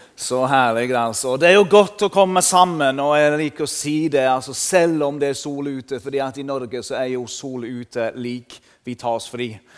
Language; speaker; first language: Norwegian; non-native, fluent; English